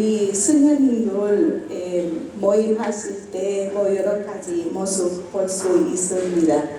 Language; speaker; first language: Korean; non-native, learner; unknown